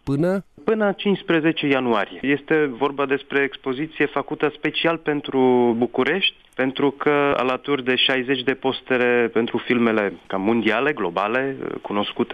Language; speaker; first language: Romanian; non-native, fluent; Czech